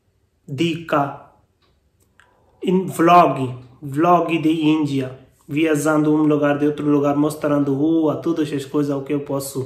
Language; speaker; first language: Portuguese; non-native, learner; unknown